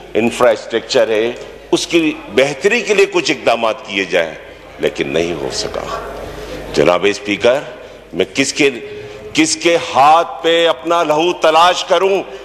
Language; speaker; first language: Urdu; native; Urdu